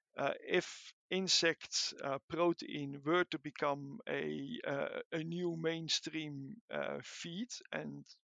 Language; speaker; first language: English; non-native, fluent; Dutch